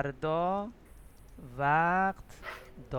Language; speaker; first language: Persian; non-native, fluent; Urdu